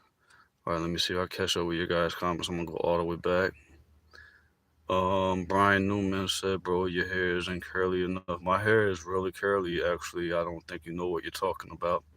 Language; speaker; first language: English; native; English